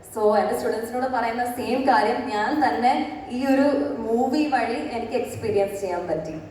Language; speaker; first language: Malayalam; early bilingual, other home language; English